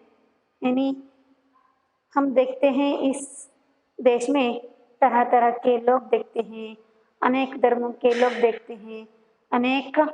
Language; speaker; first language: Hindi; non-native, local second language; Kannada